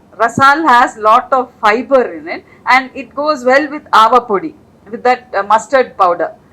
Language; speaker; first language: English; non-native, local second language; Telugu